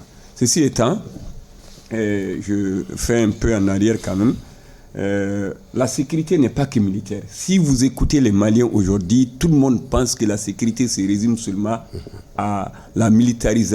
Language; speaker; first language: French; non-native, local second language; Bambara